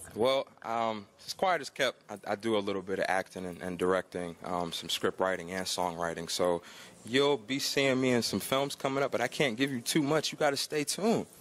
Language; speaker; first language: English; native; English